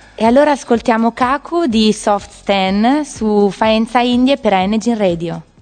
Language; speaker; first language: Italian; native; Italian